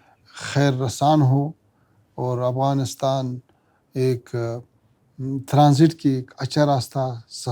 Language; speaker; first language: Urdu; non-native, learner; Pashto